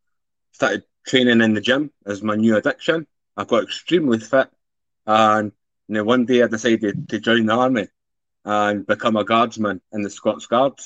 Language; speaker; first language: English; native; English